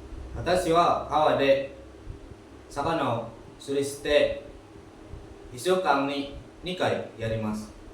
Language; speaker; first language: Japanese; non-native, learner; Indonesian